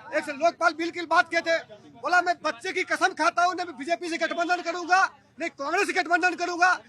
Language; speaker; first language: Hindi; native; Hindi